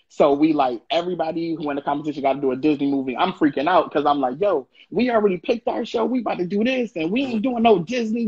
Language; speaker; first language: English; native; English